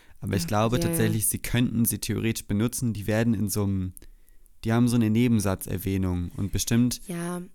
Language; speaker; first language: German; native; German